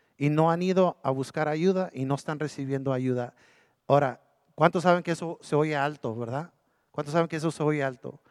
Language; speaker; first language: Spanish; early bilingual, heritage; Spanish